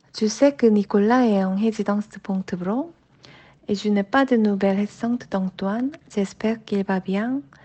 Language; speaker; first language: French; non-native, fluent; Korean